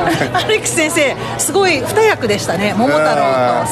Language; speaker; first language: Japanese; native; Japanese